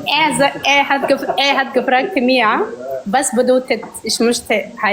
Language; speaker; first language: German; non-native, learner; Oromo